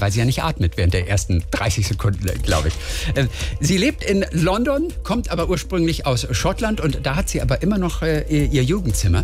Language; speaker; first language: German; native; German